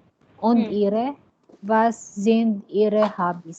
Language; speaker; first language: German; non-native, learner; Filipino